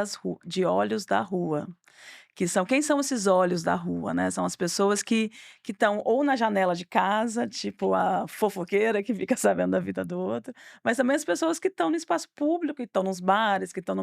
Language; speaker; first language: Portuguese; native; Portuguese